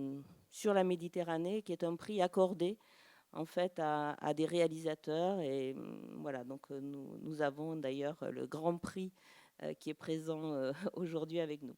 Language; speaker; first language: French; native; French